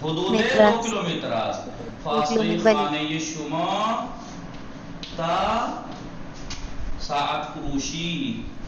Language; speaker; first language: Persian; non-native, fluent; Urdu